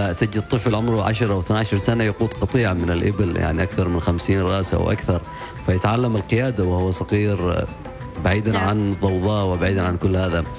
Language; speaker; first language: Arabic; non-native, local second language; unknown